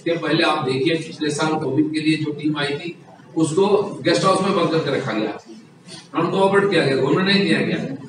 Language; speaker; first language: Hindi; non-native, local second language; Bangla